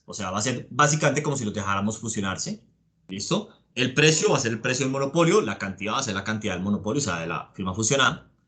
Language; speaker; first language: Spanish; native; Spanish